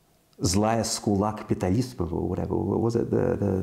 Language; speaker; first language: Russian; early bilingual, heritage; Russian